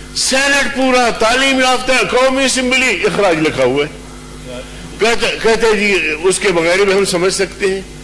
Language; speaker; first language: Urdu; non-native, local second language; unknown